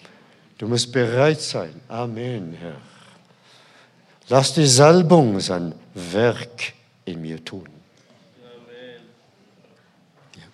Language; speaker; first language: German; non-native, fluent; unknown